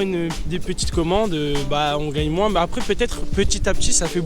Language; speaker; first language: French; native; French